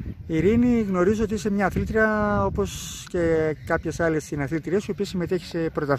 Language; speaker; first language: Greek; native; Greek